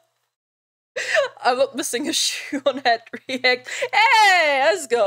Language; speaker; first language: English; non-native, fluent; German